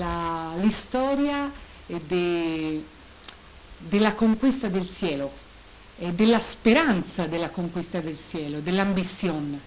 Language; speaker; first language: Spanish; non-native, learner; Italian